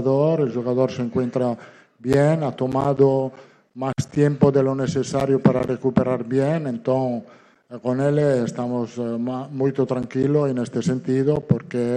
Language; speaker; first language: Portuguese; non-native, learner; Italian